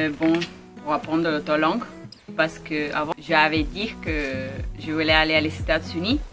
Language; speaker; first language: French; non-native, learner; Spanish